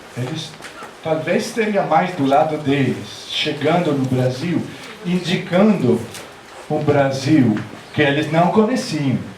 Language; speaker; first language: Portuguese; non-native, fluent; Italian